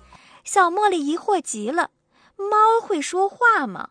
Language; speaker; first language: Chinese; native; Chinese